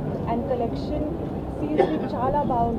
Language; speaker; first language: Telugu; non-native, learner; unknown